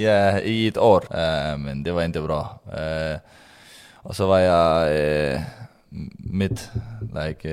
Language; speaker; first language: Swedish; non-native, learner; Danish